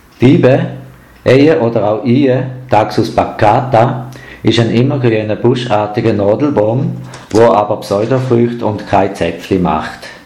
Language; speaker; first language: German; native; German